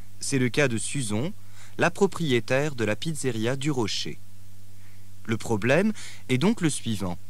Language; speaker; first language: French; native; French